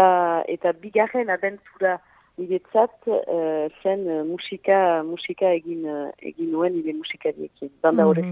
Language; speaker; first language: Basque; non-native, local second language; French